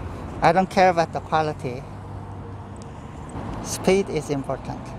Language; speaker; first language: English; non-native, fluent; Korean